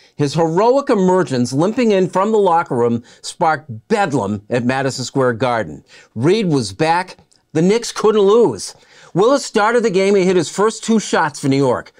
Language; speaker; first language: English; native; English